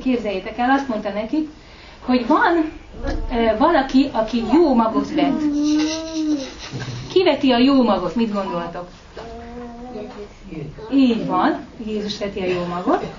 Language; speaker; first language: Hungarian; native; Hungarian